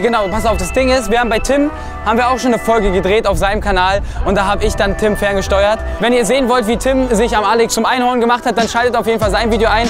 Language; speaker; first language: German; native; German